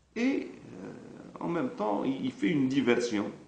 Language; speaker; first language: French; non-native, local second language; Arabic